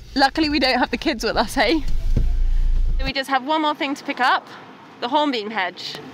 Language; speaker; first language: English; native; English